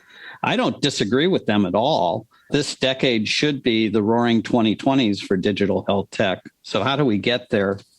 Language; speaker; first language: English; native; English